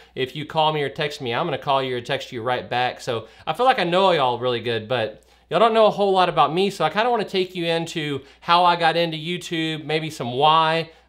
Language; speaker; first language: English; native; English